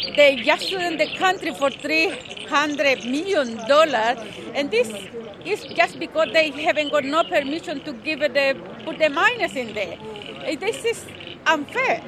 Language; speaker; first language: English; non-native, learner; Spanish